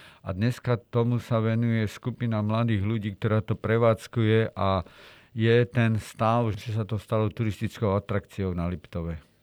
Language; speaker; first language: Slovak; native; Slovak